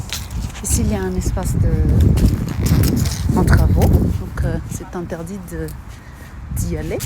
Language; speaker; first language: French; non-native, fluent; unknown